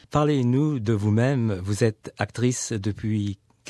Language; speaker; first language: French; native; French